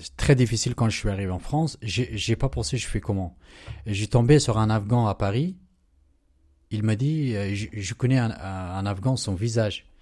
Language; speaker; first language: French; non-native, fluent; Urdu